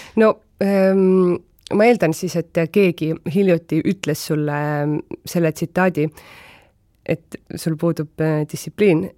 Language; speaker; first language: Estonian; native; Estonian